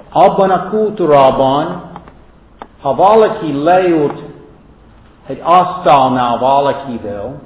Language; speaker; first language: Hungarian; non-native, fluent; English